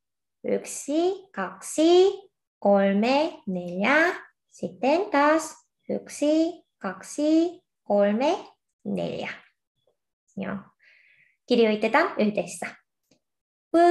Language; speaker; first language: Finnish; non-native, fluent; Korean